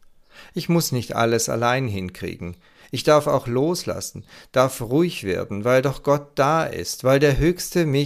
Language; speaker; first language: German; native; German